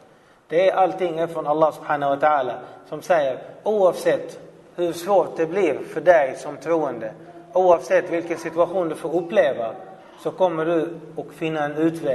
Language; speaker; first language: Swedish; non-native, fluent; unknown